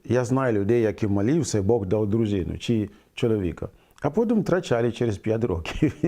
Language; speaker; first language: Ukrainian; non-native, fluent; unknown